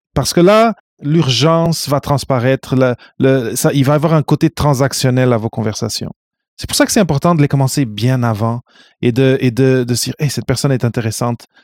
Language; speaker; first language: French; non-native, fluent; Portuguese